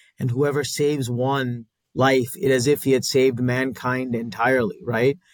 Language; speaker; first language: English; native; English